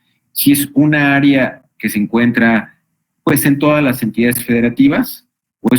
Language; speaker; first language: Spanish; native; Spanish